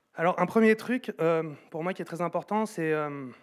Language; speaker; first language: French; native; French